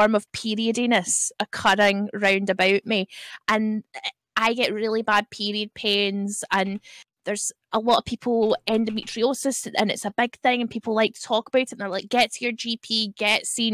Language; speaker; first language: English; native; English